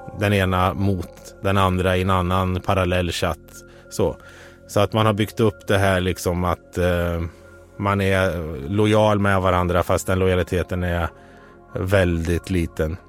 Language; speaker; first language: Swedish; native; Swedish